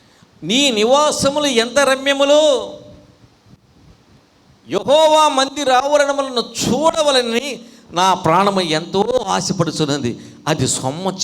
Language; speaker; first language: Telugu; native; Telugu